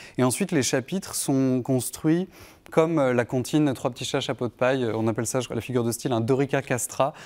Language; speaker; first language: French; native; French